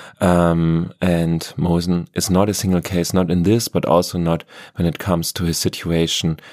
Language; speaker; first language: English; non-native, fluent; German